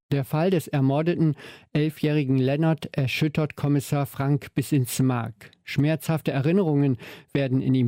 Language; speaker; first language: German; native; German